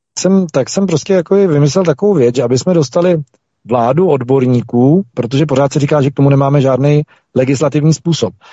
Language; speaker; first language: Czech; native; Czech